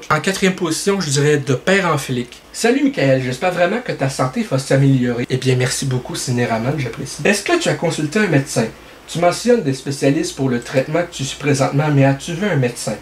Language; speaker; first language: French; native; French